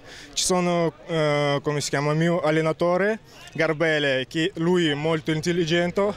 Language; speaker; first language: Italian; non-native, learner; Uzbek